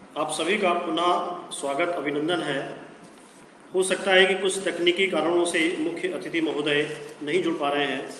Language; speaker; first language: Hindi; native; Hindi